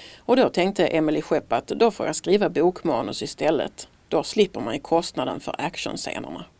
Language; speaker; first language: Swedish; native; Swedish